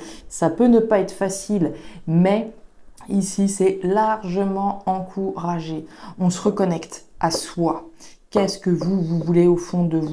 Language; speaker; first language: French; native; French